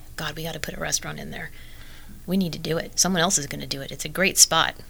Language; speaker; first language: English; native; English